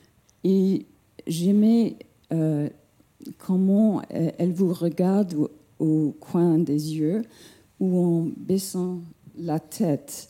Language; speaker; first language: French; non-native, fluent; English